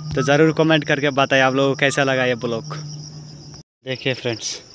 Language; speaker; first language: Hindi; non-native, local second language; Bangla